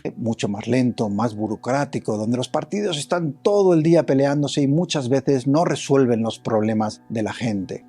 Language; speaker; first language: Spanish; native; Spanish